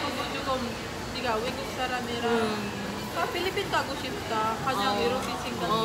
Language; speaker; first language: Korean; non-native, learner; Filipino